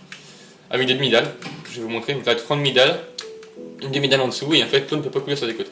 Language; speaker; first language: French; native; French